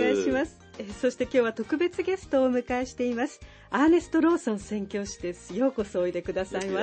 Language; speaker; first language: Japanese; native; Japanese